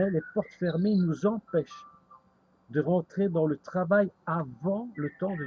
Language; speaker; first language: French; native; French